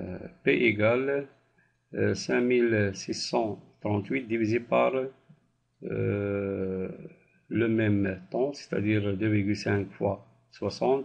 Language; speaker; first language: French; non-native, local second language; Arabic